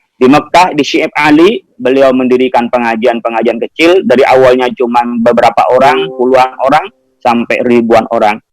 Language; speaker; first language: Indonesian; non-native, local second language; Madurese